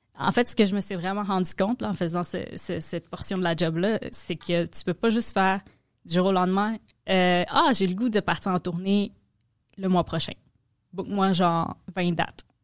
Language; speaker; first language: French; native; French